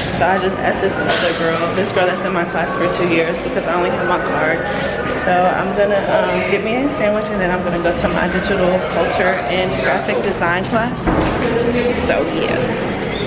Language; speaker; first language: English; native; English